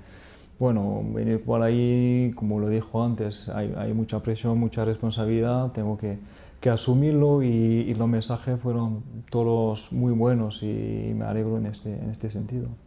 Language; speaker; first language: Spanish; non-native, fluent; French